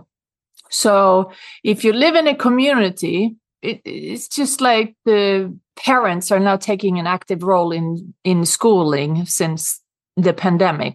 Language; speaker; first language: English; non-native, fluent; Swedish